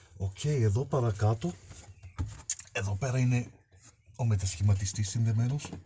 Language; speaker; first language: Greek; early bilingual, heritage; Greek